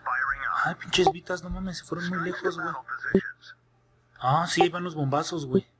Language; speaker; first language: Spanish; native; Spanish